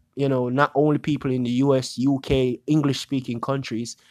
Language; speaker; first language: English; non-native, local second language; Jamaican Creole English